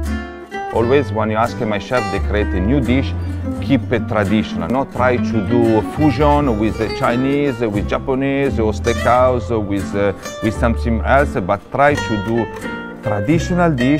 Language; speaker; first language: English; non-native, learner; Italian